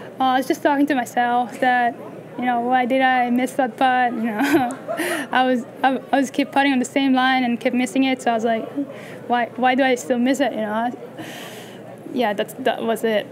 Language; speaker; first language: English; non-native, local second language; Japanese